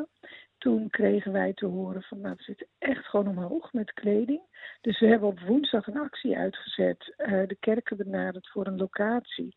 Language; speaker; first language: Dutch; native; Dutch